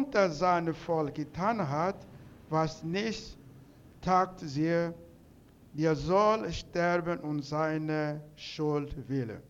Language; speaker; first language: German; non-native, learner; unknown